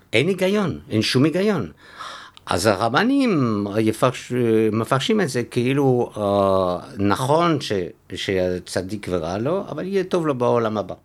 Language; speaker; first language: Hebrew; non-native, fluent; French